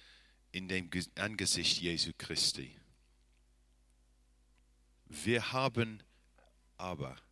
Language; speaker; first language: German; non-native, fluent; English